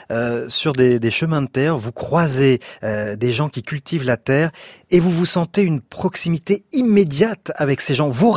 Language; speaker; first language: French; native; French